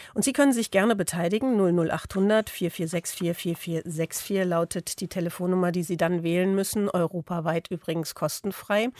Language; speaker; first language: German; native; German